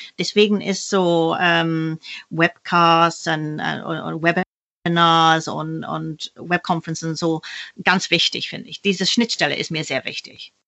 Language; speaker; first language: German; non-native, fluent; English